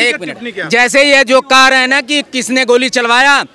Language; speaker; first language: Hindi; native; Hindi